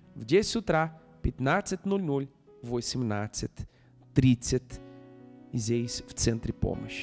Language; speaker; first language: Russian; non-native, fluent; Portuguese